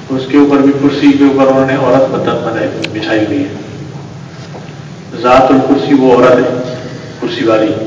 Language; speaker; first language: Urdu; non-native, local second language; Pashto